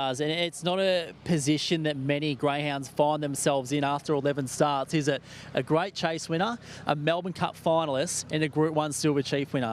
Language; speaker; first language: English; native; English